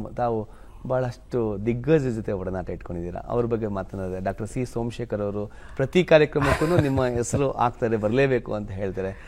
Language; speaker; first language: Kannada; native; Kannada